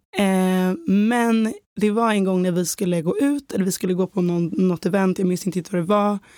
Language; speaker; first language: Swedish; native; Swedish